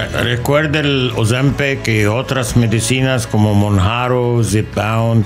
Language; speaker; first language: Spanish; non-native, learner; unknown